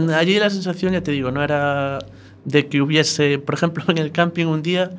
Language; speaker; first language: Spanish; native; Spanish